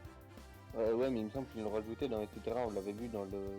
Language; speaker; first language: French; native; French